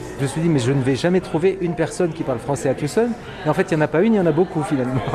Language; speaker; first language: French; native; French